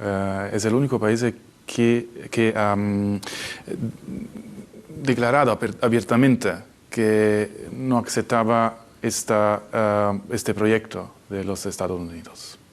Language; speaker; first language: Spanish; non-native, fluent; Italian